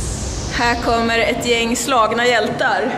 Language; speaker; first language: Swedish; native; Swedish